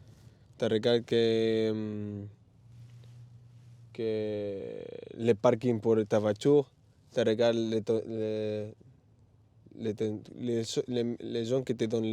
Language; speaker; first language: French; non-native, learner; Spanish